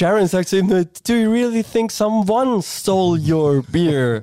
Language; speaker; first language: German; native; German